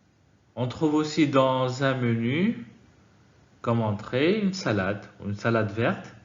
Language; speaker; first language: French; non-native, fluent; Arabic